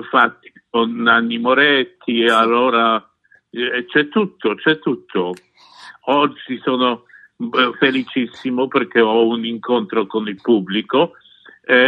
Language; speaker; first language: Italian; non-native, fluent; Polish